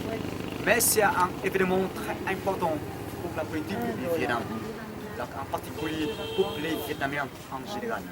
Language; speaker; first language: French; non-native, fluent; Vietnamese